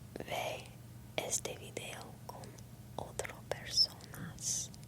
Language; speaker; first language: Spanish; non-native, learner; English